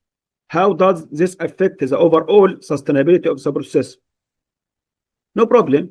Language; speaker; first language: English; non-native, fluent; Arabic